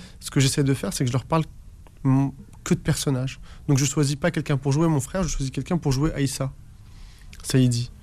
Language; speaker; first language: French; early bilingual, other home language; Arabic